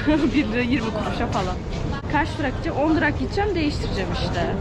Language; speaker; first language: Turkish; native; Turkish